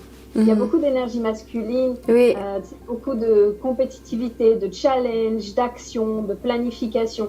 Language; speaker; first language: French; native; French